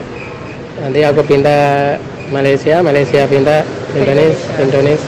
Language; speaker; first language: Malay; non-native, learner; Tamil